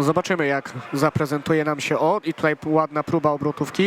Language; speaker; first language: Polish; native; Polish